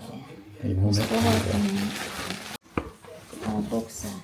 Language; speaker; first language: Danish; non-native, learner; Filipino